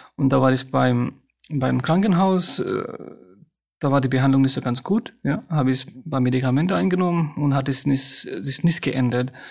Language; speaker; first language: German; non-native, fluent; Nepali